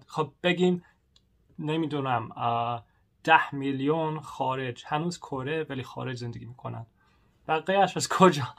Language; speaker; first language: Persian; non-native, learner; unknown